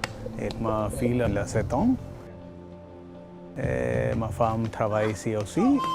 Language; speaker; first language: French; non-native, learner; Tamil